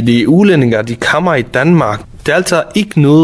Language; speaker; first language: Danish; non-native, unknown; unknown